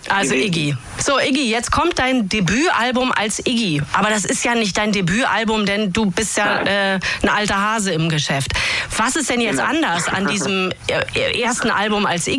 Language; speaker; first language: German; native; German